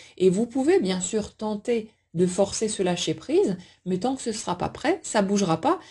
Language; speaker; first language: French; native; French